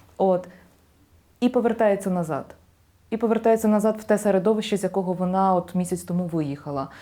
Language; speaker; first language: Ukrainian; native; Ukrainian